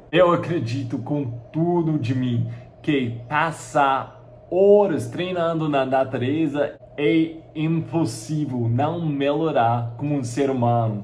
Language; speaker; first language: Portuguese; non-native, fluent; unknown